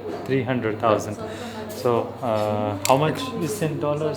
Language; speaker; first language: English; non-native, local second language; Urdu